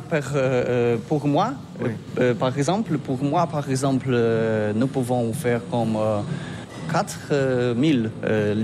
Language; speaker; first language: French; non-native, learner; Polish